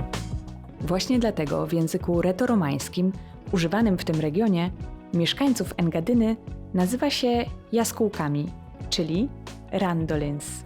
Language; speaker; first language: Polish; native; Polish